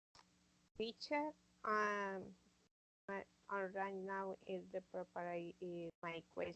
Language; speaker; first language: English; non-native, learner; Spanish